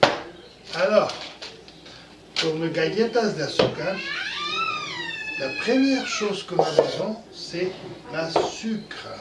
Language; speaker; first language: French; non-native, fluent; Spanish